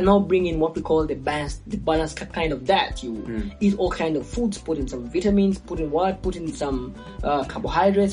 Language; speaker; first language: English; non-native, local second language; Ganda